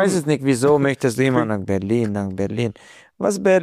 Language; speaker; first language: German; non-native, fluent; Hungarian